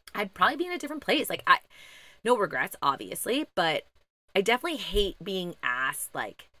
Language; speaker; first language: English; native; English